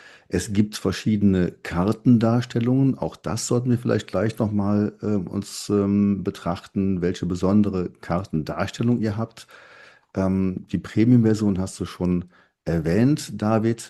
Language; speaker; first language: German; native; German